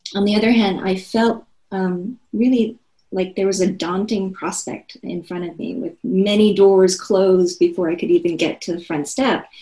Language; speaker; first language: English; non-native, fluent; Korean